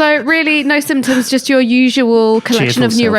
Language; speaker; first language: English; native; English